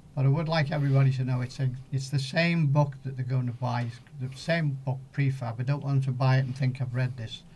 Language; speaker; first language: English; native; English